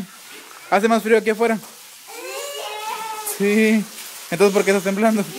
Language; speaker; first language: Spanish; native; Spanish